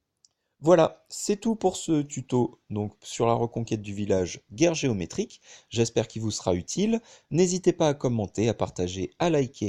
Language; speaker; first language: French; native; French